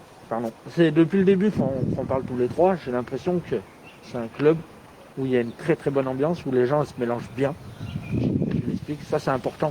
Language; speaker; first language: French; native; French